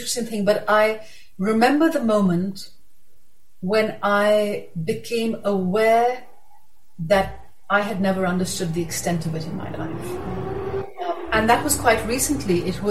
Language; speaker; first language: English; non-native, local second language; Urdu